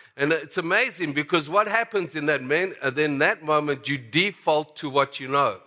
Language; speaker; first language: English; native; English